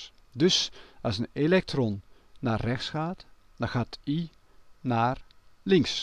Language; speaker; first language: Dutch; native; Dutch